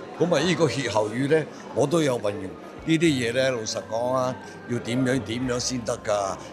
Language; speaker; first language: Cantonese; non-native, local second language; Hakka Chinese